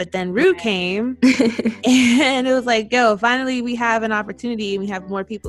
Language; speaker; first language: English; native; English